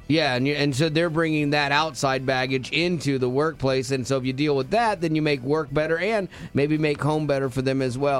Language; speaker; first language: English; native; English